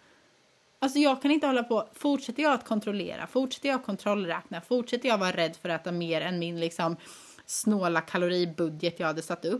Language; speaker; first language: Swedish; native; Swedish